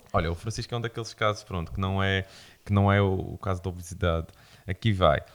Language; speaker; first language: Portuguese; native; Portuguese